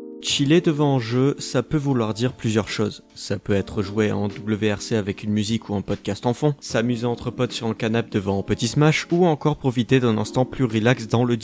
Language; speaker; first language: French; native; French